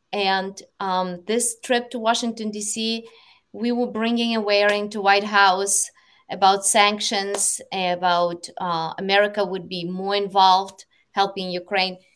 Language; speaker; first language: English; non-native, fluent; Ukrainian